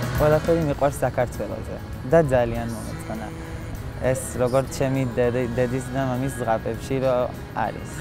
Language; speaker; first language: Georgian; early bilingual, heritage; Georgian